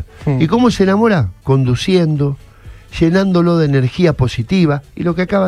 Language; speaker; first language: Spanish; native; Spanish